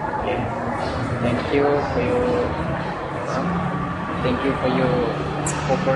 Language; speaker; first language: English; non-native, learner; Malay